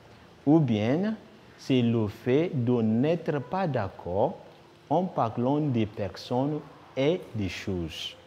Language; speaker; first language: French; non-native, fluent; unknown